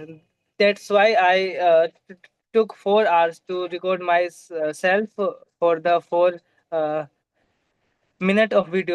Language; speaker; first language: English; non-native, local second language; Hindi